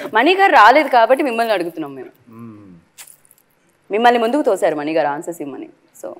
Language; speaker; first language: Telugu; native; Telugu